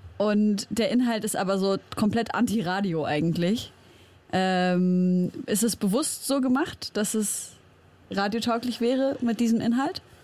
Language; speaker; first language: German; early bilingual, other home language; Arabic